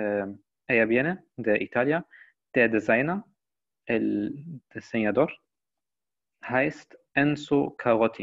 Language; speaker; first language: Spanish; non-native, learner; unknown